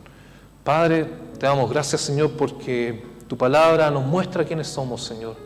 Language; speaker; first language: Spanish; native; Spanish